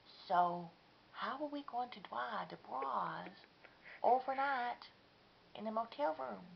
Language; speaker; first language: English; native; English